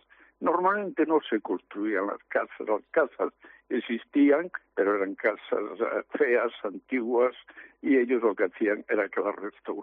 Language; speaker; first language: Spanish; native; Spanish